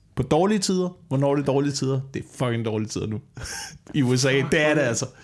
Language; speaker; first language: Danish; native; Danish